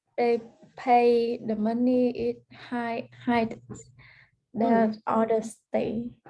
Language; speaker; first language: English; early bilingual, heritage; Vietnamese